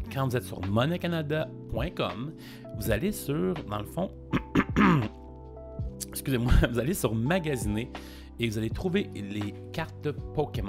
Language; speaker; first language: French; native; French